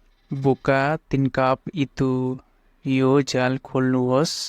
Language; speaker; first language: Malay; non-native, fluent; Nepali